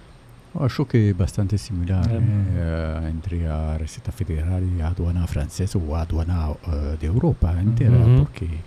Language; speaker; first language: Portuguese; non-native, learner; French